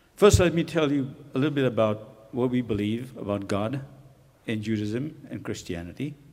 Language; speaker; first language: English; non-native, local second language; Urdu